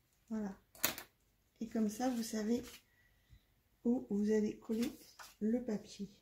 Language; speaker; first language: French; native; French